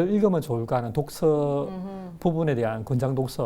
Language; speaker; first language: Korean; native; Korean